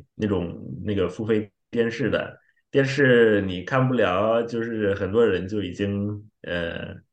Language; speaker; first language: Chinese; non-native, fluent; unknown